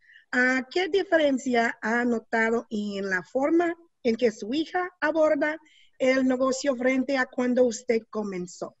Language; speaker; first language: Spanish; non-native, learner; English